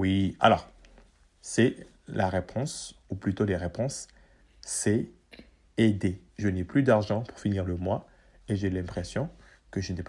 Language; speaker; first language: French; native; French